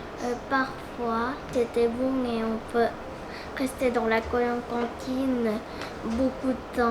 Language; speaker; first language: French; non-native, learner; Korean